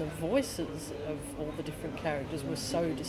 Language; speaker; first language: English; native; English